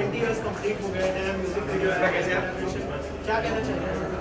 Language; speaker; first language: Hindi; native; Hindi